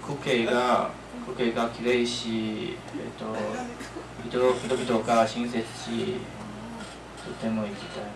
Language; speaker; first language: Japanese; non-native, learner; Chinese